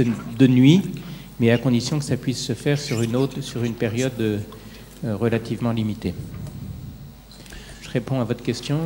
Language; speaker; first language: French; native; French